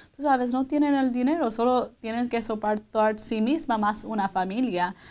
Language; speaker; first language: Spanish; early bilingual, heritage; Spanish